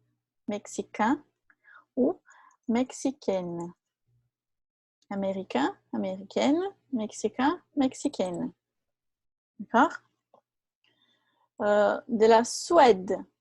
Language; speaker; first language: French; non-native, fluent; Portuguese